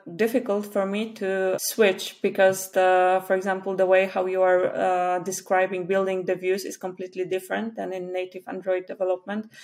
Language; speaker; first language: English; non-native, fluent; Polish